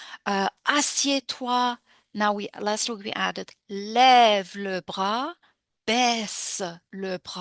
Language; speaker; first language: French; non-native, fluent; English